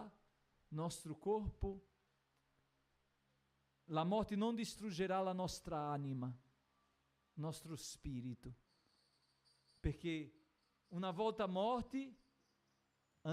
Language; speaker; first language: Italian; non-native, fluent; Portuguese